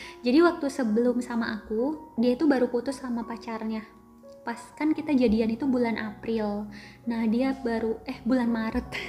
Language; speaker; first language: Indonesian; native; Indonesian